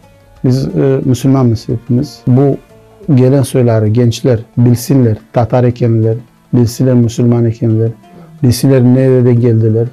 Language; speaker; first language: Turkish; non-native, learner; Crimean Tatar